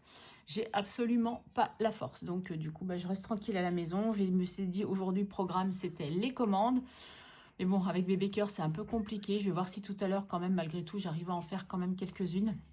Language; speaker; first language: French; native; French